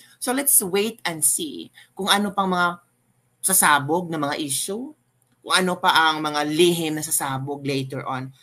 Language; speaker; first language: Filipino; non-native, local second language; Cebuano